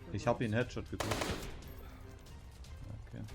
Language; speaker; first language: German; native; German